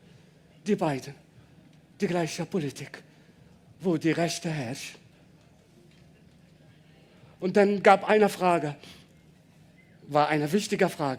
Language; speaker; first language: German; non-native, learner; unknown